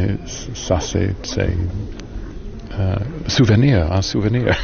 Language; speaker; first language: French; non-native, learner; English